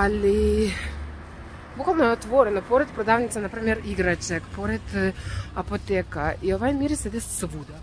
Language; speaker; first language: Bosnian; non-native, learner; Russian